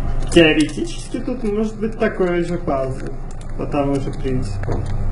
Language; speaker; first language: Russian; native; Russian